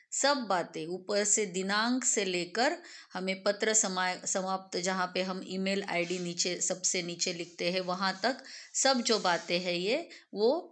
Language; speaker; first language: Hindi; non-native, local second language; Marathi